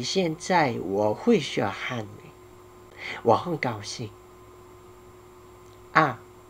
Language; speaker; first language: Chinese; non-native, learner; Korean